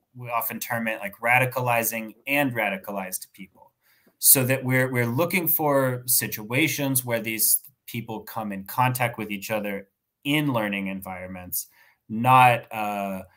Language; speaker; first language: English; native; English